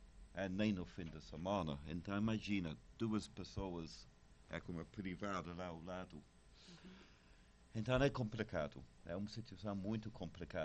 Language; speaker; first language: Portuguese; non-native, fluent; English